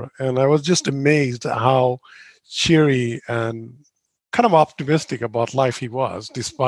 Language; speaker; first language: English; non-native, local second language; Bangla